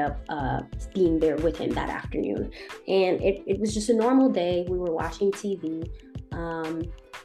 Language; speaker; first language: English; non-native, fluent; Haitian Creole